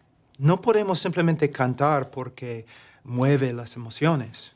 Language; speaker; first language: Spanish; non-native, fluent; English